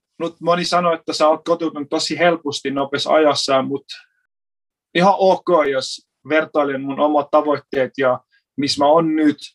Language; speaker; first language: Finnish; non-native, fluent; Persian